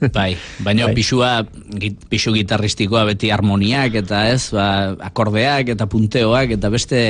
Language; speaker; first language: Basque; native; Basque